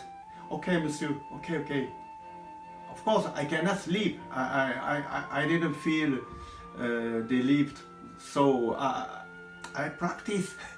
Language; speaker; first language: English; non-native, learner; Japanese